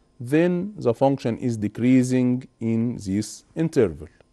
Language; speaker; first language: English; non-native, fluent; Arabic